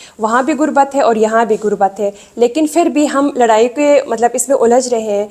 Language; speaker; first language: Urdu; non-native, local second language; Sicilian